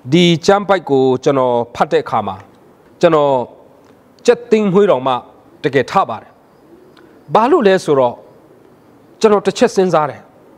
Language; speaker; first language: Burmese; non-native, local second language; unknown